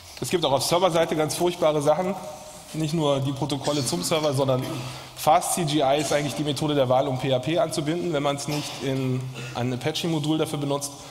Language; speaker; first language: German; native; German